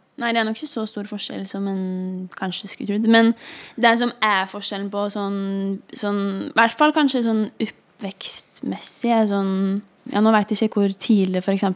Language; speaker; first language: Norwegian; native; Norwegian